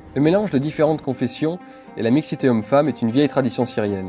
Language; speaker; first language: French; native; French